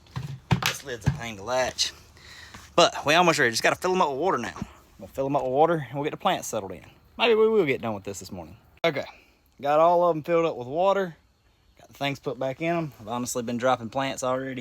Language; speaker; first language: English; native; English